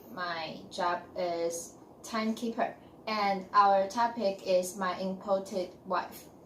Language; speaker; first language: English; non-native, learner; Chinese